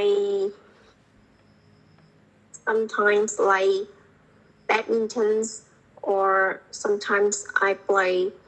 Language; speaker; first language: English; non-native, learner; Vietnamese